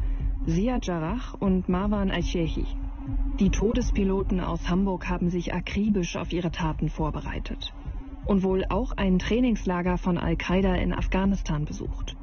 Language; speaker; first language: German; native; German